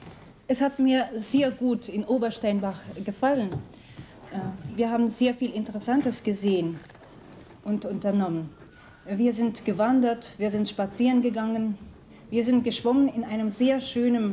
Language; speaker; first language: German; non-native, fluent; Russian